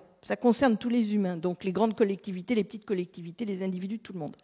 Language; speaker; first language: French; native; French